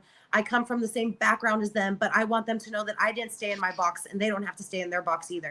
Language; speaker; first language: English; native; English